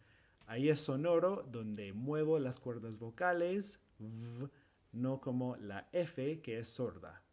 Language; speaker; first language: Spanish; non-native, fluent; English